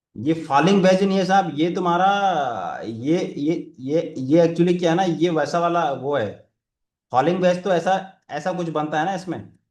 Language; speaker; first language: Hindi; native; Hindi